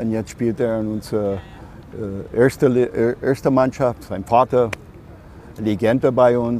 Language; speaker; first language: German; non-native, fluent; English